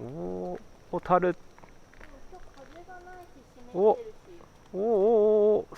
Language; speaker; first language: Japanese; native; Japanese